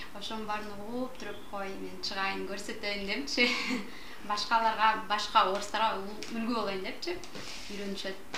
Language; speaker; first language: Kyrgyz; non-native, local second language; Russian